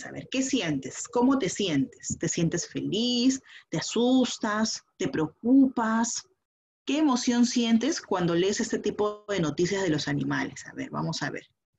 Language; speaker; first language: Spanish; native; Spanish